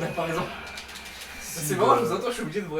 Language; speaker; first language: French; native; French